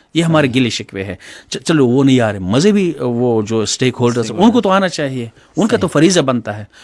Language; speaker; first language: Urdu; non-native, local second language; Pashto